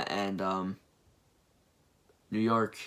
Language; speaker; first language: English; native; English